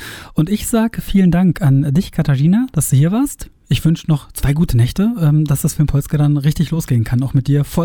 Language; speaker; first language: German; native; German